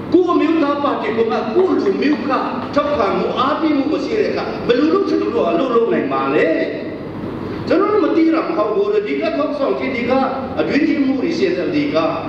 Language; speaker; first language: Burmese; non-native, local second language; Hakha Chin